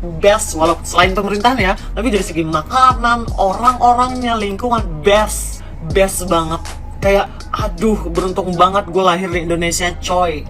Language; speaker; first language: Indonesian; native; Indonesian